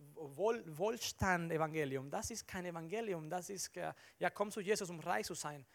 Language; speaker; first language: German; non-native, learner; Spanish